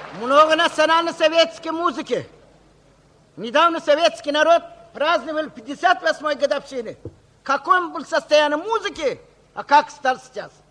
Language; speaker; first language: Russian; non-native, local second language; Uzbek